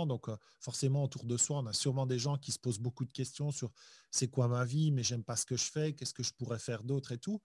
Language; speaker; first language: French; native; French